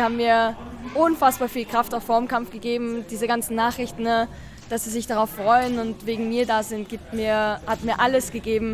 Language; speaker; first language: German; native; German